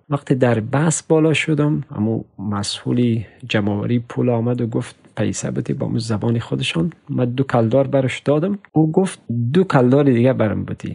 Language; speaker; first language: Persian; native; Persian